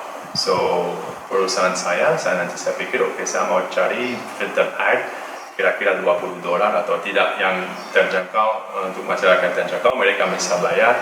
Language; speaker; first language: Indonesian; non-native, learner; Dutch